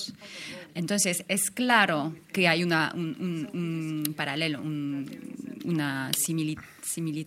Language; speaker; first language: Spanish; non-native, fluent; French